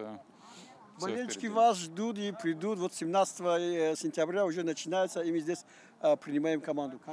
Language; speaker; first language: Russian; non-native, local second language; Tajik